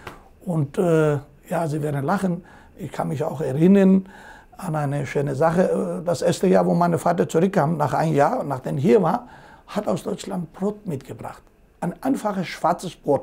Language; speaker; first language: German; non-native, fluent; Greek